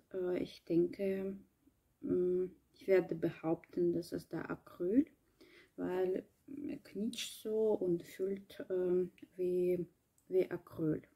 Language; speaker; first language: German; non-native, learner; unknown